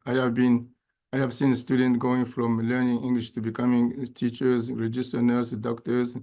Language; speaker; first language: English; non-native, fluent; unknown